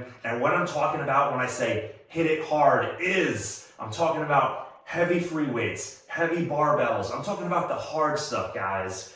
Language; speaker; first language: English; native; English